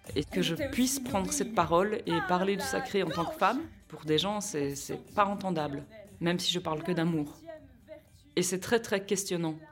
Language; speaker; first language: French; native; French